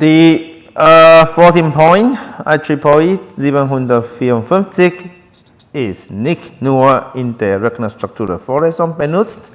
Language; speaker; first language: German; non-native, learner; Chinese